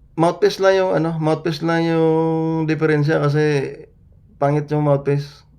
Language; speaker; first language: Filipino; non-native, local second language; Hiligaynon